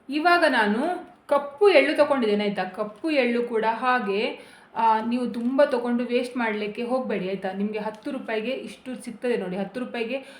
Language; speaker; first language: Kannada; non-native, local second language; Konkani